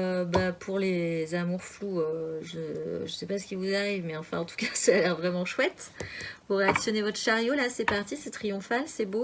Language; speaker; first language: French; native; French